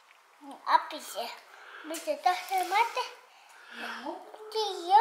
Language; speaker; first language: Icelandic; non-native, learner; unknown